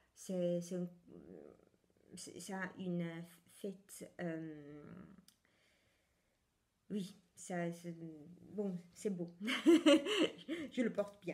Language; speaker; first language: French; non-native, fluent; Italian